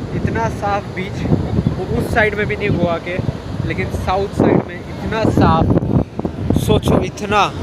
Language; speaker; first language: Hindi; native; Hindi